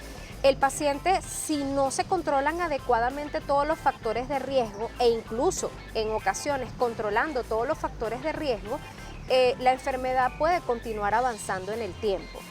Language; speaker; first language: Spanish; native; Spanish